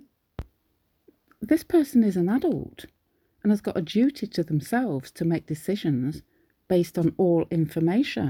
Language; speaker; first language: English; native; English